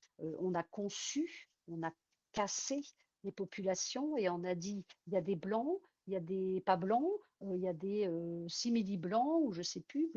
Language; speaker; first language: French; native; French